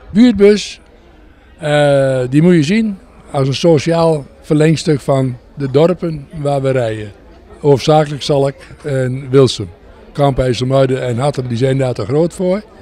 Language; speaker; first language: Dutch; native; Dutch